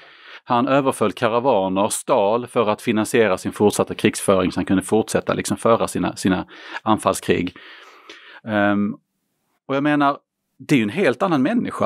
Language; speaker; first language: Swedish; native; Swedish